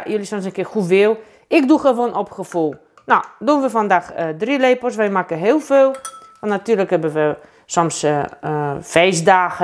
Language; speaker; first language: Dutch; non-native, fluent; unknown